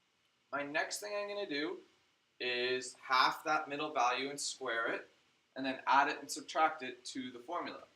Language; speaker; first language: English; native; English